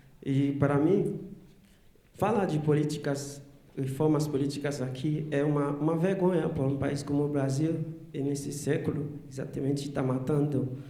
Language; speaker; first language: Portuguese; non-native, learner; Haitian Creole